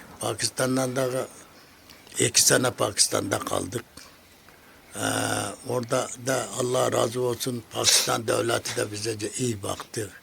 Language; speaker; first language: Turkish; non-native, learner; Kyrgyz